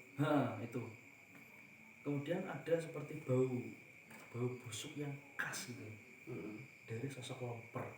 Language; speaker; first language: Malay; non-native, local second language; Javanese